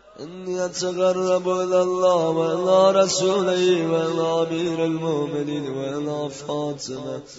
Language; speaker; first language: Arabic; non-native, fluent; Persian